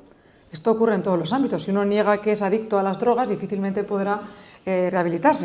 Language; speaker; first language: Spanish; native; Spanish